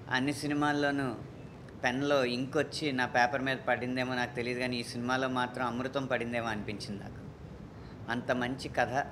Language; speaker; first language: Telugu; native; Telugu